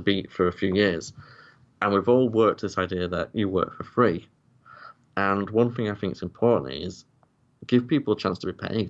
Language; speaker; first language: English; native; English